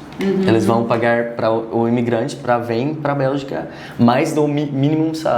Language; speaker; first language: Portuguese; non-native, learner; Dutch